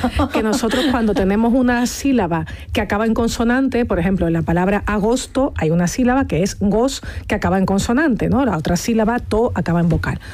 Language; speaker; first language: Spanish; native; Spanish